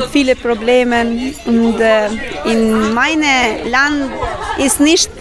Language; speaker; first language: German; non-native, learner; Albanian